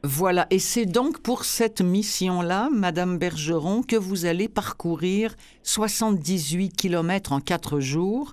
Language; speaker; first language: French; native; French